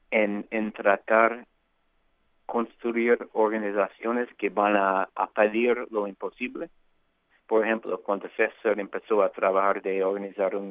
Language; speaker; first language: Spanish; non-native, fluent; English